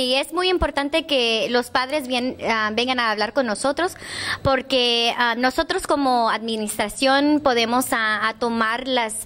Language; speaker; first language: Spanish; early bilingual, heritage; English